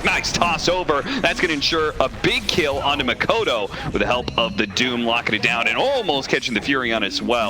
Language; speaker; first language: English; native; English